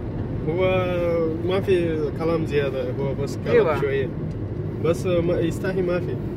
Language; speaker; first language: Arabic; non-native, learner; Indonesian